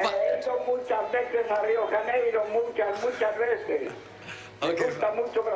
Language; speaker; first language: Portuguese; non-native, learner; Spanish